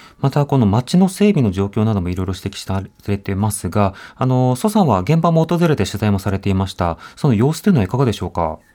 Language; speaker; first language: Japanese; native; Japanese